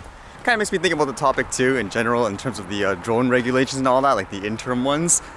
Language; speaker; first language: English; native; English